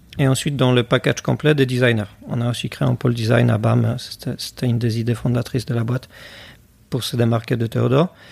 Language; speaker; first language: French; non-native, fluent; Polish